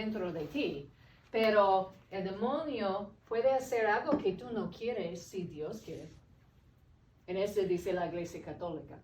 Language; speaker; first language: Spanish; non-native, learner; English